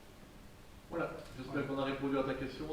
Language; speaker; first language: French; native; French